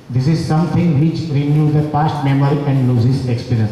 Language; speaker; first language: English; non-native, local second language; Gujarati